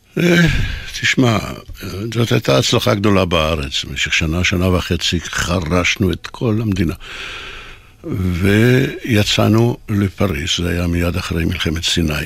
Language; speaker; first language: Hebrew; non-native, fluent; Polish